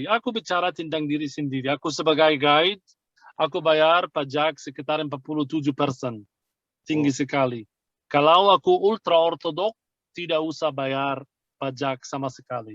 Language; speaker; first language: Indonesian; non-native, fluent; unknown